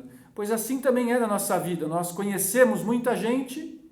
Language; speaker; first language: Portuguese; native; Portuguese